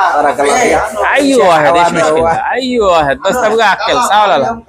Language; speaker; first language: Arabic; non-native, learner; Bangla